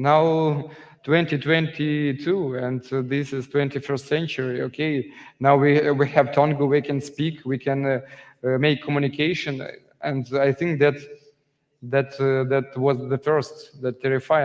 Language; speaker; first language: English; non-native, learner; Ukrainian